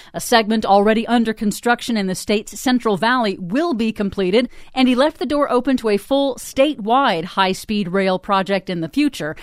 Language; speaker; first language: English; native; English